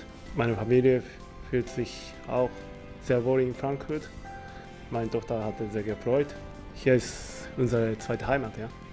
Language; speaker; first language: German; non-native, fluent; Japanese